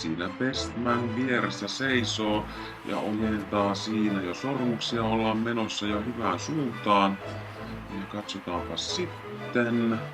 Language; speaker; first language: Finnish; native; Finnish